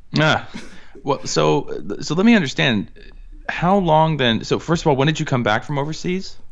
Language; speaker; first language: English; native; English